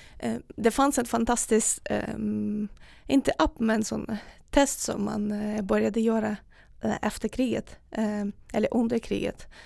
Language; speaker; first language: Swedish; non-native, fluent; Russian